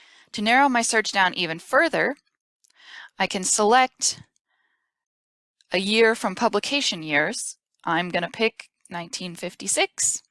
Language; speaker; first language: English; native; English